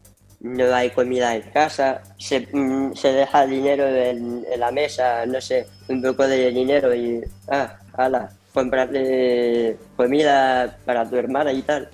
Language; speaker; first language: Spanish; early bilingual, heritage; Spanish